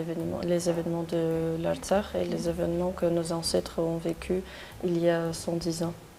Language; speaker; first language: French; non-native, fluent; Armenian